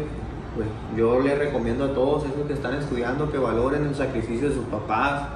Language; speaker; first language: Spanish; native; Spanish